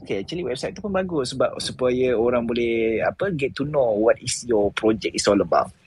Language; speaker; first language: English; non-native, local second language; Malay